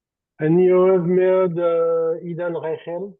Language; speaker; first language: Hebrew; non-native, learner; French